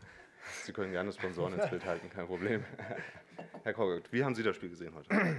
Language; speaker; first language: German; native; German